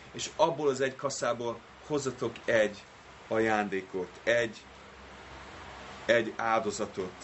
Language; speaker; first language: Hungarian; non-native, fluent; English